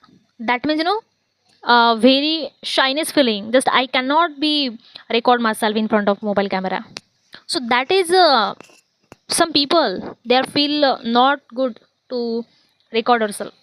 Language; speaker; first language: English; non-native, learner; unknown